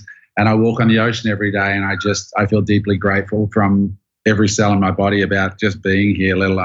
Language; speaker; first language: English; native; English